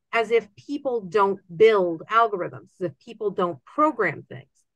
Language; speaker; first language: English; native; English